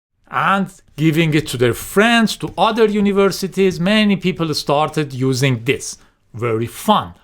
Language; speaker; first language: English; non-native, fluent; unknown